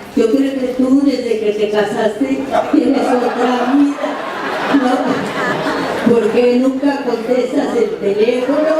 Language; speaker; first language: Spanish; early bilingual, other home language; French